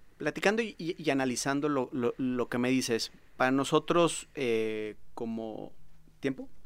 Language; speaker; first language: Spanish; native; Spanish